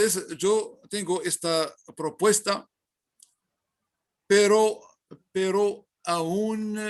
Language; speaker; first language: Spanish; non-native, learner; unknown